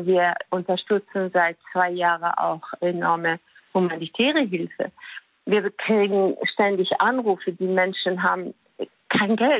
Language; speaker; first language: German; non-native, fluent; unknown